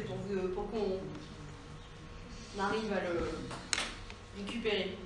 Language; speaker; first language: French; native; French